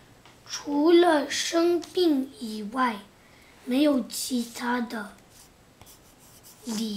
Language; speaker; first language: Chinese; early bilingual, heritage; English